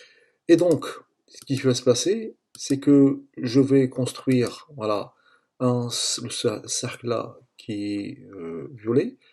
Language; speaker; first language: French; native; French